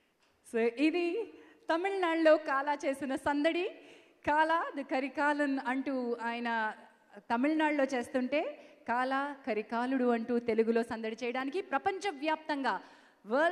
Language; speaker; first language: Telugu; native; Telugu